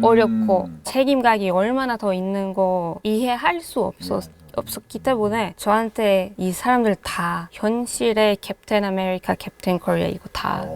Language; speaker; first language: Korean; non-native, fluent; Hebrew